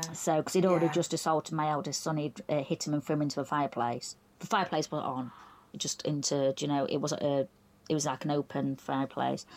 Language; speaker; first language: English; native; English